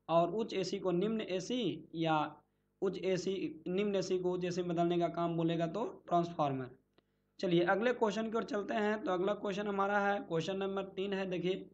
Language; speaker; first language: Hindi; native; Hindi